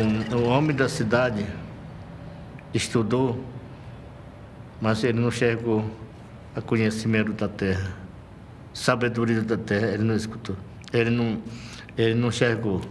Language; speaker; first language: Portuguese; non-native, local second language; Yanomámi